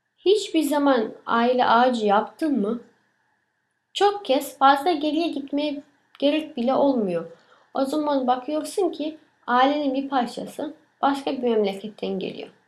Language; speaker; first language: Turkish; early bilingual, other home language; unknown